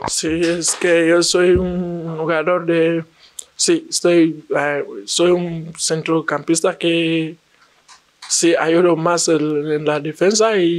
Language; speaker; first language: Spanish; non-native, learner; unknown